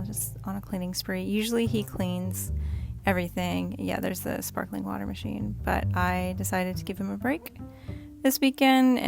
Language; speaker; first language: English; native; English